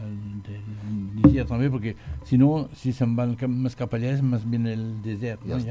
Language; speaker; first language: Catalan; non-native, learner; French